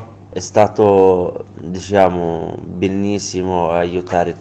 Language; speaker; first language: Italian; non-native, learner; Arabic